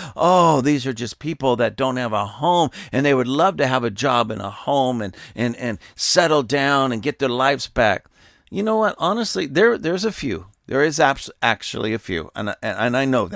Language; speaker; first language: English; native; English